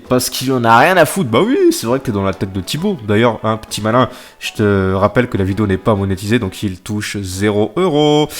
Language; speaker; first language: French; native; French